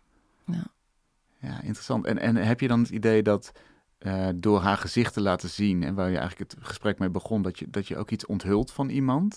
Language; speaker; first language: Dutch; native; Dutch